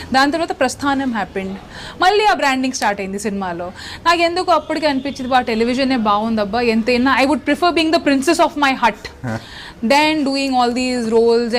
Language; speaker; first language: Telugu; non-native, local second language; Odia